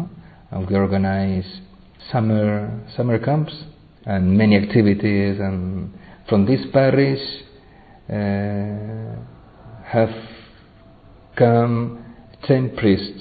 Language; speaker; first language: English; non-native, fluent; Spanish